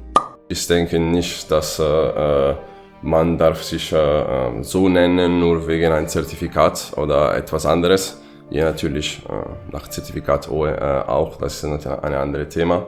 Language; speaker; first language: German; non-native, fluent; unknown